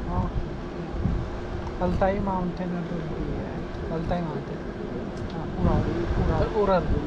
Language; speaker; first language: English; non-native, local second language; Hindi